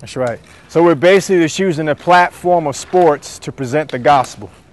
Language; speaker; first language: English; native; English